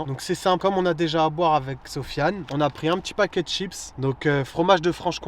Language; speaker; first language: French; native; French